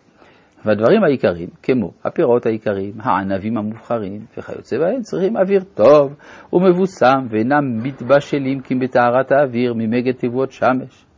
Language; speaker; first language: Hebrew; native; Hebrew